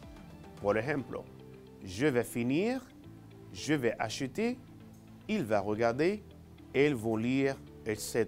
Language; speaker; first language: French; non-native, fluent; Spanish